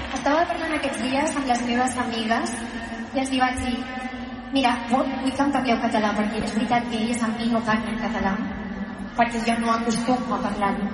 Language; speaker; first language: Catalan; non-native, local second language; Spanish